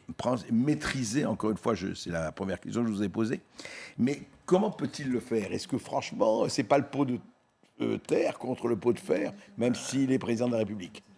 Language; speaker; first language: French; native; French